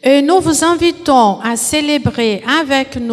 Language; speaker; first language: French; non-native, fluent; Portuguese